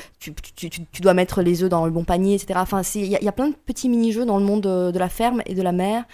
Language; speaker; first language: French; early bilingual, other home language; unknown